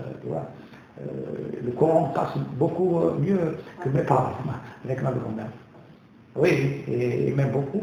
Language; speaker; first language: French; non-native, local second language; Kabyle